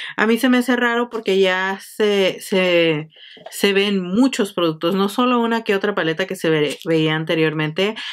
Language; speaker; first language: Spanish; early bilingual, heritage; Spanish